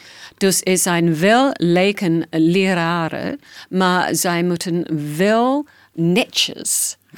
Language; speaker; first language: Dutch; non-native, fluent; English